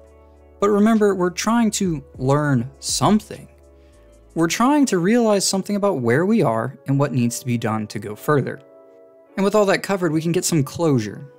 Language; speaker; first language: English; native; English